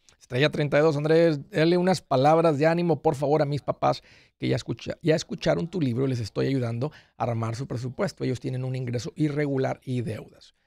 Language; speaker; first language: Spanish; native; Spanish